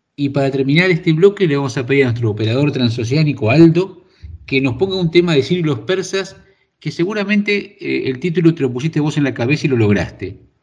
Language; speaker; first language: Spanish; native; Spanish